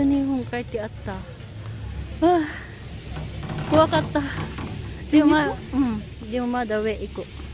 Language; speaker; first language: Japanese; non-native, learner; Filipino